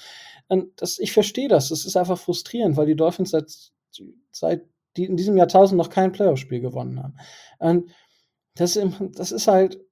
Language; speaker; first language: German; native; German